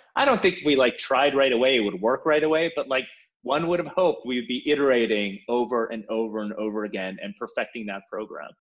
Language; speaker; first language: English; early bilingual, other home language; Polish